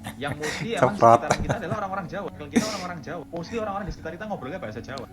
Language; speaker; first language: Indonesian; native; Indonesian